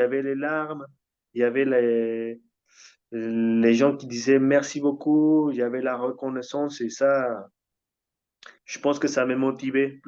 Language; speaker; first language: French; non-native, fluent; Spanish